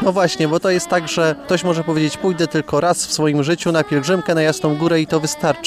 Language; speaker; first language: Polish; native; Polish